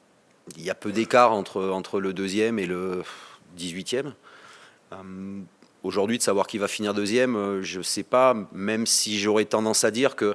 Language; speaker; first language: French; native; French